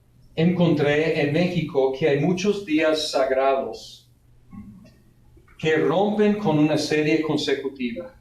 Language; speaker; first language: Spanish; non-native, fluent; English